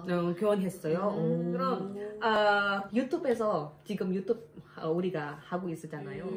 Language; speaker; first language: Korean; non-native, learner; Indonesian